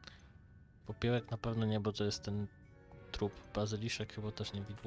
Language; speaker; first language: Polish; native; Polish